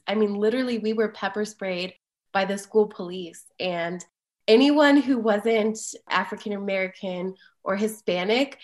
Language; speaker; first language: English; native; English